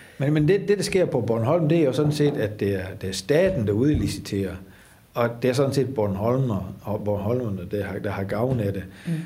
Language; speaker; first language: Danish; non-native, fluent; Dutch